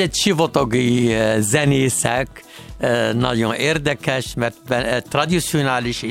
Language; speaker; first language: Hungarian; non-native, learner; Arabic